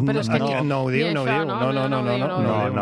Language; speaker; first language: Catalan; native; Catalan